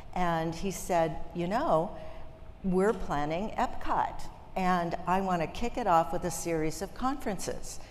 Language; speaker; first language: English; native; English